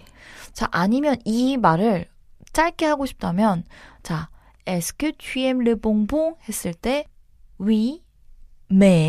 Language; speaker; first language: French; non-native, fluent; Korean